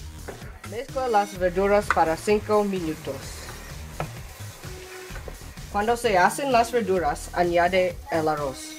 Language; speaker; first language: Spanish; non-native, learner; English